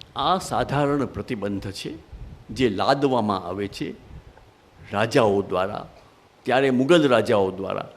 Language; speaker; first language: Gujarati; non-native, local second language; Hindi